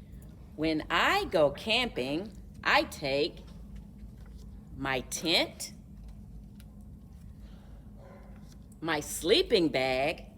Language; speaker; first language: English; native; English